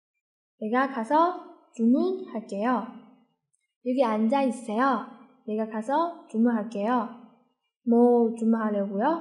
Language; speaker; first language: Korean; non-native, fluent; Chinese